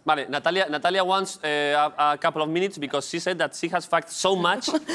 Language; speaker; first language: English; non-native, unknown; Spanish